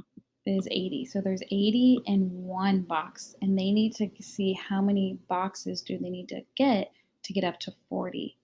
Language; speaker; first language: English; native; English